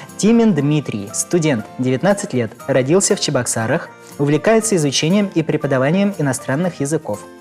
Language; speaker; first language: Russian; non-native, local second language; Chuvash